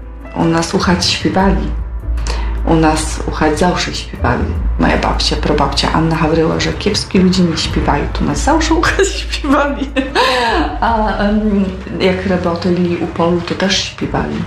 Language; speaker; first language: Polish; non-native, local second language; Belarusian